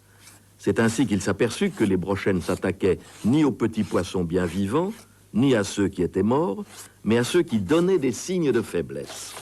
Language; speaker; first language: French; native; French